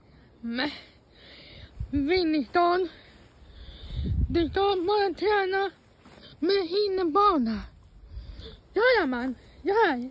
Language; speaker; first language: Swedish; non-native, fluent; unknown